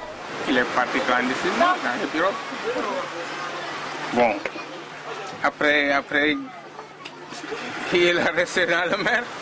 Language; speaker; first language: French; non-native, local second language; Wolof